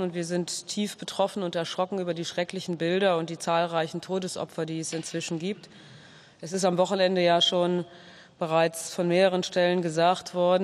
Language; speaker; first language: German; native; German